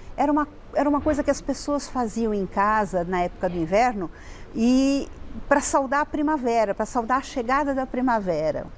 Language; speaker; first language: Portuguese; native; Portuguese